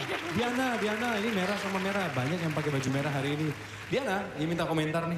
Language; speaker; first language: Indonesian; native; Indonesian